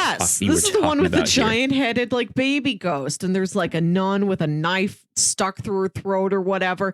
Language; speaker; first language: English; native; English